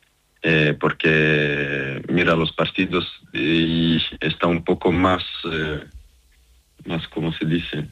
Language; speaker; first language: Spanish; non-native, fluent; French